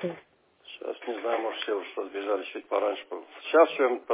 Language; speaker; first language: Russian; native; Russian